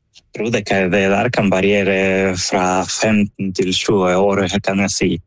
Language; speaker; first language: Norwegian; non-native, fluent; Spanish